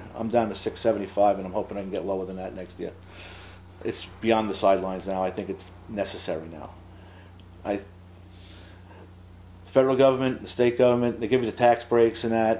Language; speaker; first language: English; native; English